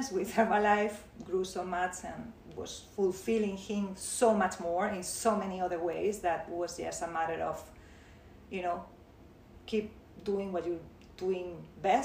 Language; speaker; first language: English; non-native, fluent; Spanish